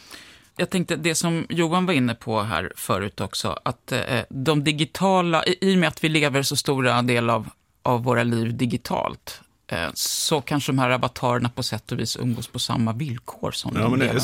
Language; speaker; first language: Swedish; native; Swedish